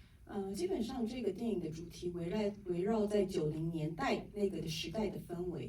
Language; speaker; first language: Chinese; native; Chinese